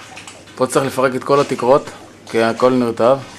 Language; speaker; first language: Hebrew; native; Hebrew